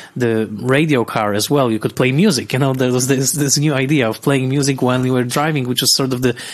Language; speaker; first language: English; non-native, fluent; Polish